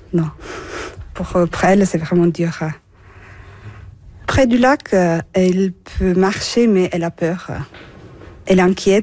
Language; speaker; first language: French; non-native, fluent; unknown